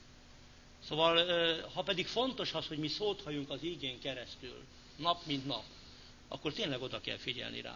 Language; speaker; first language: Hungarian; native; Hungarian